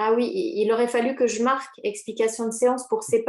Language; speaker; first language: French; native; French